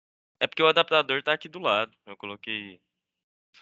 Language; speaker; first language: Portuguese; native; Portuguese